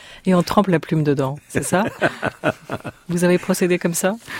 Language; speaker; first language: French; native; French